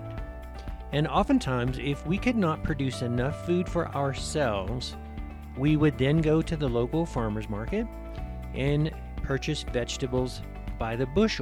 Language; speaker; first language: English; native; English